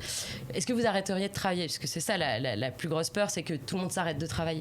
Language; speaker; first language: French; native; French